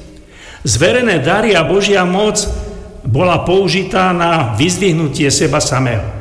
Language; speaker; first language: Slovak; native; Slovak